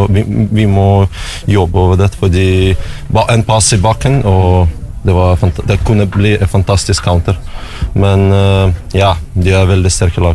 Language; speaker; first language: Norwegian; non-native, fluent; Russian